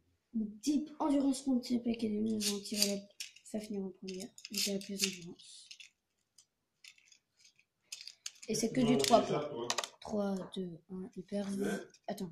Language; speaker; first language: French; native; French